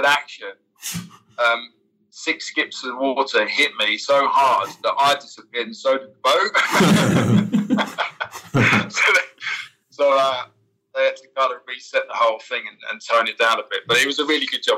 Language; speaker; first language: English; native; English